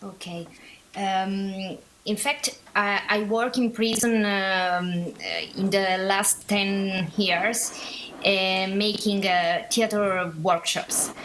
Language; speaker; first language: English; non-native, learner; Italian